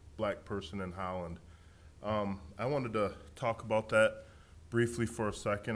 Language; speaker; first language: English; native; English